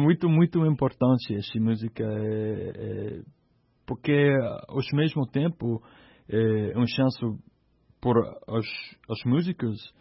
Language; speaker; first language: Portuguese; non-native, learner; English